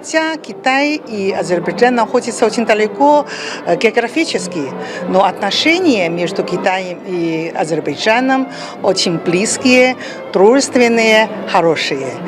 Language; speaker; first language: Russian; non-native, learner; Chinese